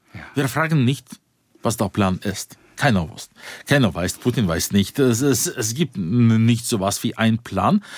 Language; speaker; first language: German; non-native, fluent; Russian